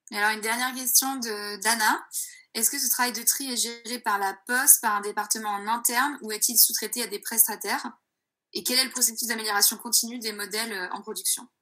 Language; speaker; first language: French; native; French